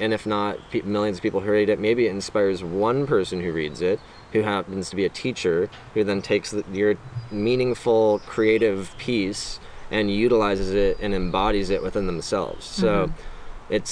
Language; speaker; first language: English; native; English